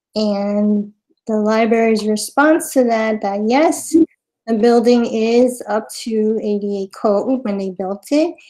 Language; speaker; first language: English; native; English